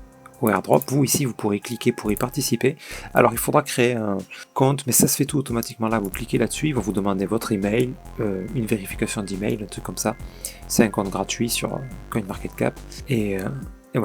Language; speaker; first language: French; native; French